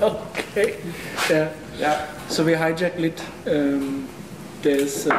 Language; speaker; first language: Danish; non-native, fluent; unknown